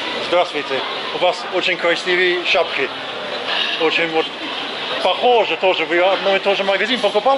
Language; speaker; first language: Russian; non-native, learner; English